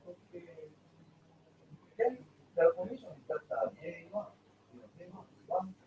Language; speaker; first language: English; non-native, learner; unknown